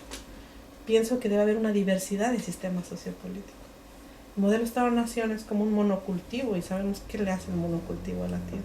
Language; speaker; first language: Spanish; non-native, local second language; Mixtepec Mixtec